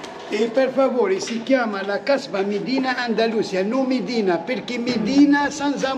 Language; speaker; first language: Italian; non-native, learner; Arabic